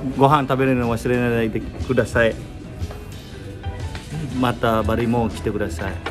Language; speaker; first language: Japanese; non-native, learner; Indonesian